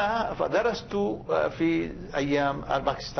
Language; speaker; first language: Arabic; non-native, fluent; Bangla